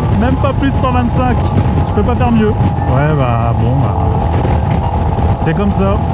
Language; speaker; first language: French; native; French